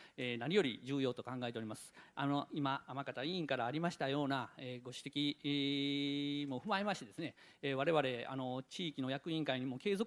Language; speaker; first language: Japanese; native; Japanese